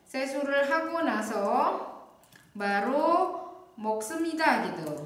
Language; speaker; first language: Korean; non-native, fluent; Indonesian